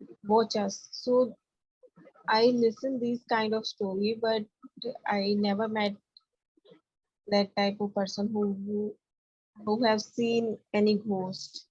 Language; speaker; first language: English; non-native, learner; Hindi